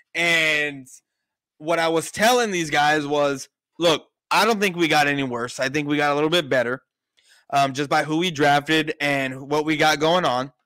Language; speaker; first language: English; native; English